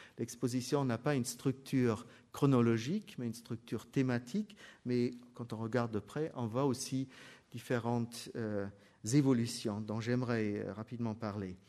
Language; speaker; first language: French; non-native, fluent; German